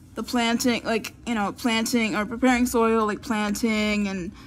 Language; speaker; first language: English; native; English